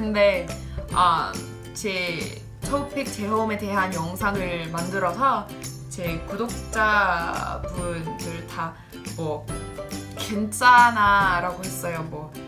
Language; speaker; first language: Korean; non-native, learner; English